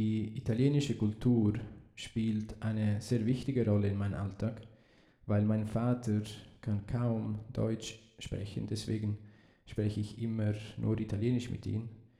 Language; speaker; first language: German; early bilingual, heritage; Italian